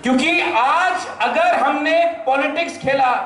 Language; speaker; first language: Hindi; non-native, local second language; Bangla